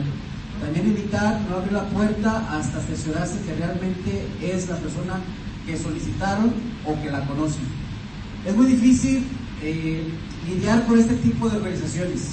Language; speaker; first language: Spanish; native; Spanish